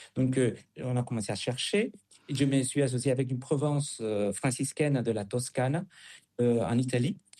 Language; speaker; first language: French; non-native, fluent; Spanish